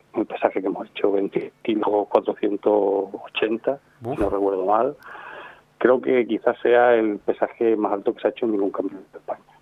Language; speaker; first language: Spanish; native; Spanish